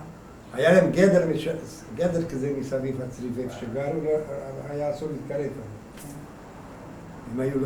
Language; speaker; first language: Hebrew; non-native, fluent; Hungarian